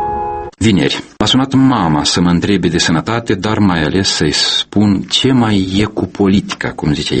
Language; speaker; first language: Romanian; native; Romanian